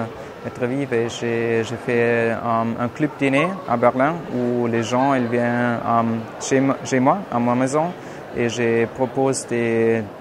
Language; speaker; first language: French; non-native, fluent; German